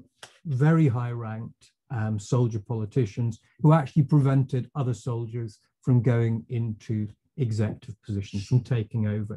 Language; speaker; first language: English; native; English